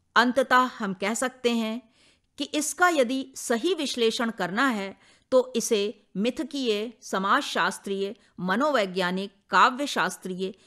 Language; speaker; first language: Hindi; native; Hindi